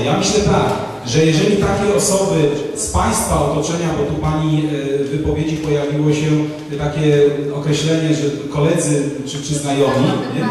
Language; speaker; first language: Polish; native; Polish